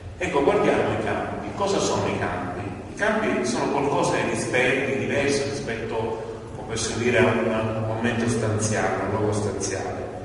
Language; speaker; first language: Italian; native; Italian